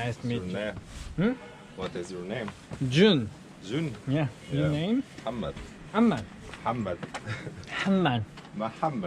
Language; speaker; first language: English; non-native, learner; Korean